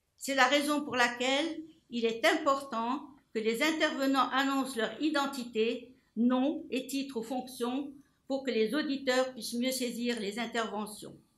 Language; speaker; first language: French; non-native, local second language; Arabic